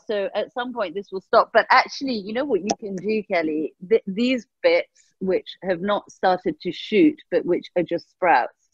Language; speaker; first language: English; early bilingual, other home language; Persian